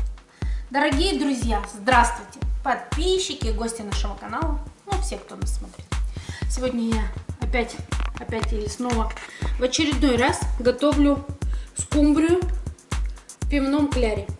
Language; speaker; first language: Russian; native; Russian